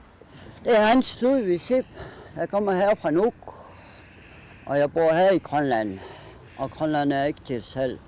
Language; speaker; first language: Danish; non-native, local second language; Kalaallisut